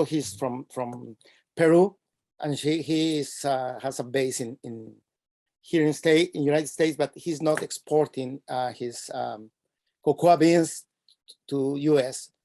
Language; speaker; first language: English; non-native, fluent; Spanish